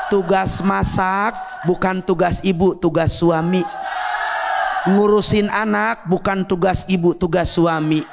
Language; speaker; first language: Indonesian; native; Indonesian